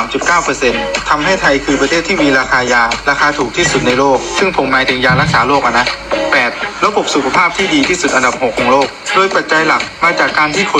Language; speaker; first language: Thai; native; Thai